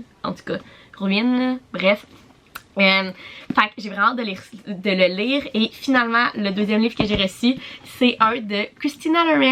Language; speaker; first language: French; native; French